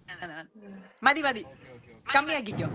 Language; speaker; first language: Malayalam; early bilingual, heritage; Malayalam